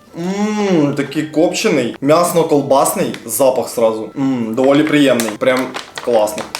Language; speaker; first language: Ukrainian; non-native, local second language; Russian